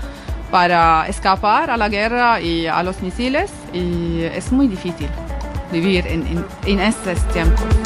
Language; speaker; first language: Spanish; non-native, fluent; Arabic